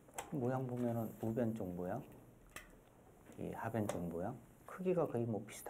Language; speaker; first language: Korean; native; Korean